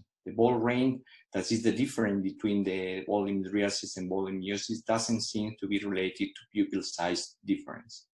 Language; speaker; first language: English; non-native, fluent; Spanish